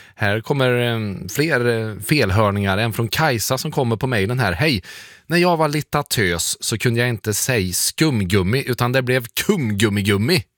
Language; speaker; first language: Swedish; native; Swedish